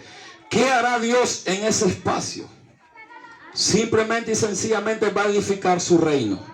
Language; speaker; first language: Spanish; native; Spanish